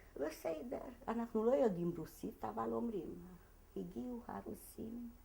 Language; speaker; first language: Hebrew; non-native, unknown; Hungarian